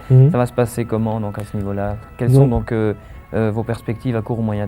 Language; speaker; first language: French; native; French